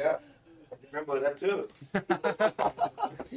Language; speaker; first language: English; non-native, learner; Thai